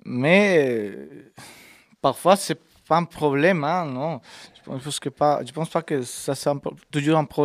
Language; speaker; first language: French; non-native, fluent; Spanish